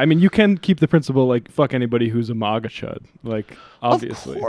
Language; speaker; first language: English; native; English